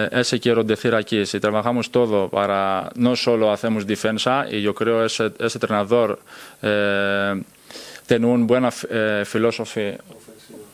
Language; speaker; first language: Spanish; non-native, learner; Greek